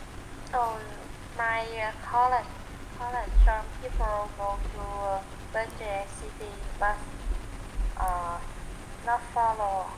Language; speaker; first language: English; non-native, learner; Vietnamese